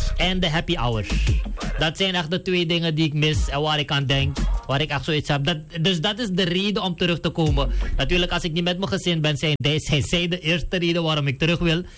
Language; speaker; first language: Dutch; native; Dutch